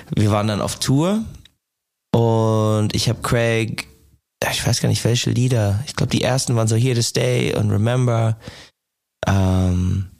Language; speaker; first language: German; non-native, fluent; English